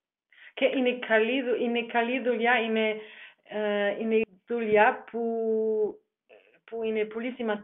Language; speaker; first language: Greek; non-native, learner; German